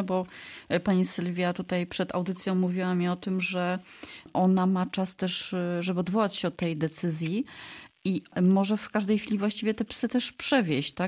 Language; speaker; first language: Polish; native; Polish